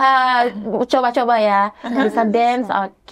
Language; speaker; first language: Indonesian; native; Indonesian